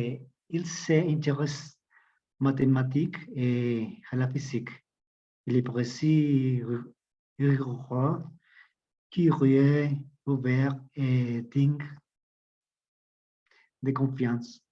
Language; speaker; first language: French; non-native, learner; Spanish